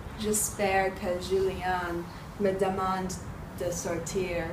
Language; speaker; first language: French; non-native, learner; English